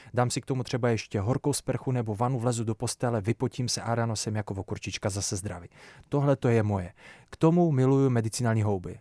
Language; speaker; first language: Czech; early bilingual, other home language; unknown